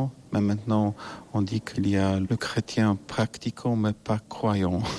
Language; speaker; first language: French; non-native, learner; Polish